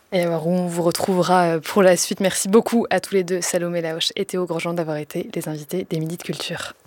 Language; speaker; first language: French; native; French